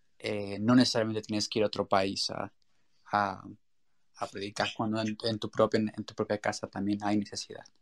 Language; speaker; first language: Spanish; native; Spanish